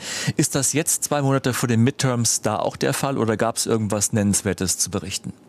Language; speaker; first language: German; native; German